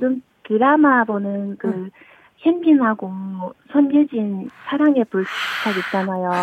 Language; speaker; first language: Korean; non-native, learner; Chinese